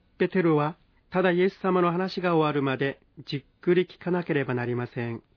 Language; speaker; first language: Japanese; non-native, fluent; Korean